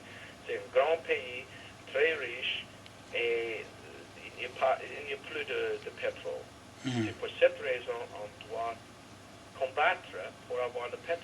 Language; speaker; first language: French; non-native, learner; English